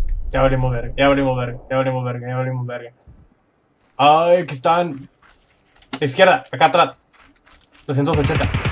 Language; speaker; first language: Spanish; early bilingual, heritage; Spanish